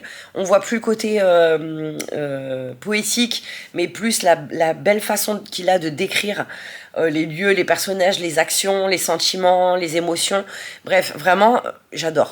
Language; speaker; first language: French; native; French